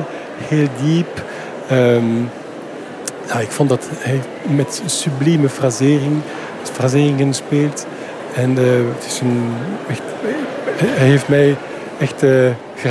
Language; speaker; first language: Dutch; non-native, fluent; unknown